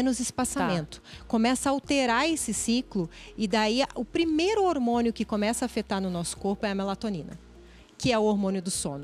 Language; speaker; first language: Portuguese; native; Portuguese